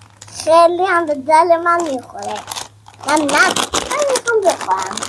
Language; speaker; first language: Persian; non-native, learner; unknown